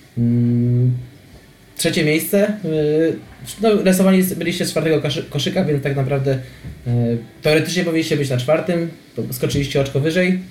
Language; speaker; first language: Polish; native; Polish